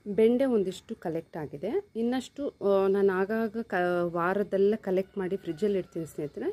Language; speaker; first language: Kannada; non-native, local second language; Telugu